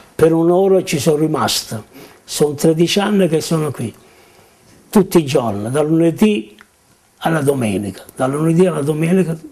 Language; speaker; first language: Italian; native; Italian